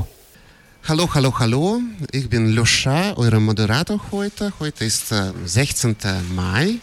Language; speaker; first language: German; non-native, fluent; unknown